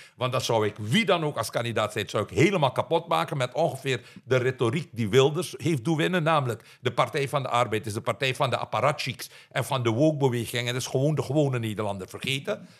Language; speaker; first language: Dutch; native; Dutch